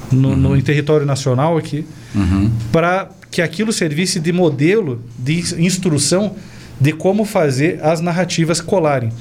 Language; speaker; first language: Portuguese; native; Portuguese